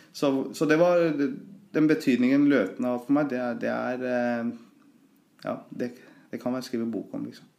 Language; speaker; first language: Norwegian; early bilingual, other home language; Persian